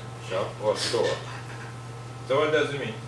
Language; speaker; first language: English; non-native, fluent; Japanese